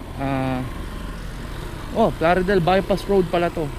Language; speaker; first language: Filipino; native; Filipino